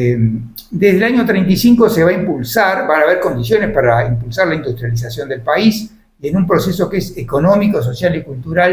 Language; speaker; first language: Spanish; native; Spanish